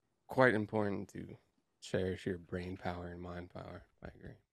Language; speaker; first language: English; native; English